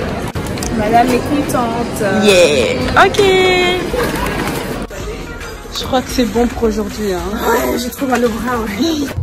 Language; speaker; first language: French; native; French